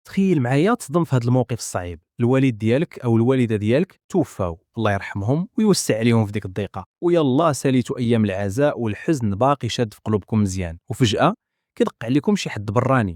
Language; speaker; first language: Arabic; native; Arabic